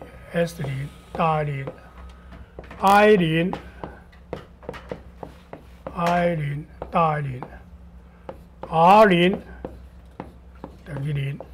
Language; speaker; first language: Chinese; native; Chinese